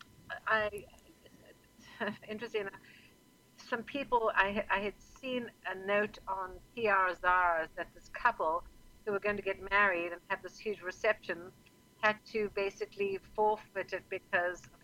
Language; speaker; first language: English; native; English